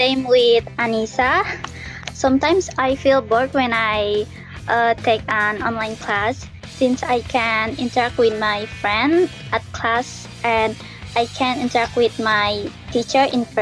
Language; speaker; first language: English; non-native, learner; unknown